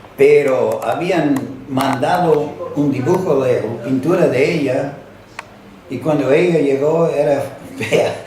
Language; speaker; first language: Spanish; non-native, fluent; English